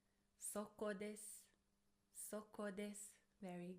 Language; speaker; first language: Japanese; non-native, fluent; English